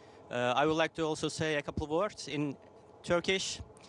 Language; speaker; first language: English; non-native, fluent; Turkish